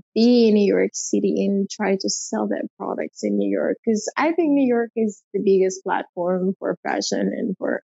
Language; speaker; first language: English; non-native, fluent; Russian